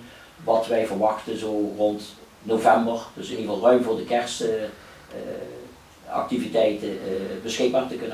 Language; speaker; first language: Dutch; native; Dutch